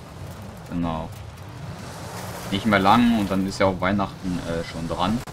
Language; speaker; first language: German; native; German